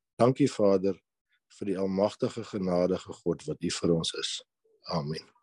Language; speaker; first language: Afrikaans; native; Afrikaans